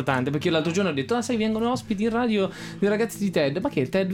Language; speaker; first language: Italian; native; Italian